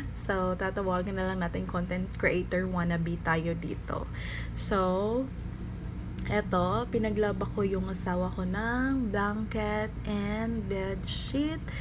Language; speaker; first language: Filipino; non-native, local second language; Cebuano